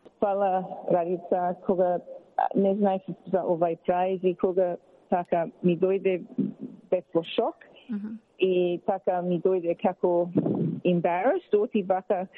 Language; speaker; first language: Macedonian; early bilingual, heritage; Macedonian